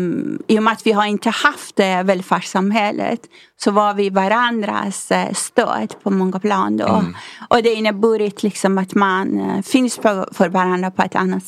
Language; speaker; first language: Swedish; non-native, fluent; Persian